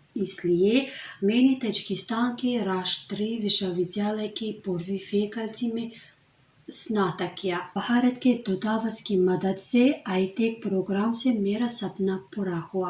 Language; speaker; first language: Hindi; non-native, fluent; Tajik